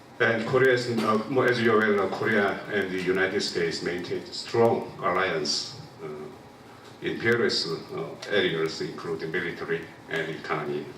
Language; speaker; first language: English; non-native, local second language; Korean